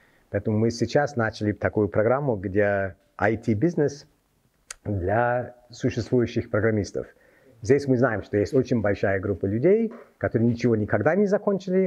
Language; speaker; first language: Russian; non-native, fluent; English